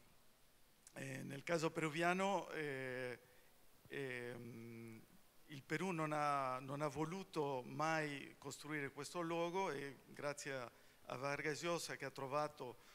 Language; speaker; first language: Italian; non-native, fluent; Spanish